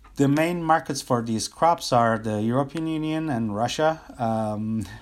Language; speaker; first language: English; non-native, fluent; Turkish